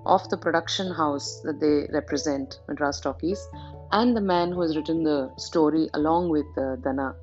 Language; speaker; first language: English; non-native, local second language; Tamil